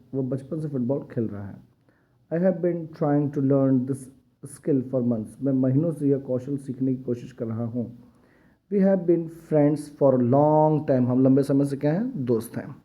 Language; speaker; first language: Hindi; native; Hindi